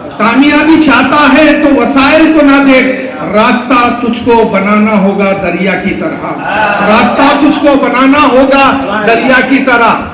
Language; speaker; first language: Urdu; native; Urdu